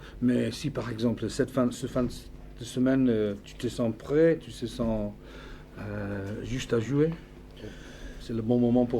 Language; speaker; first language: French; non-native, fluent; English